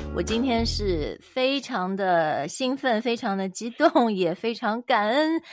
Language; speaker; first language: Chinese; native; Chinese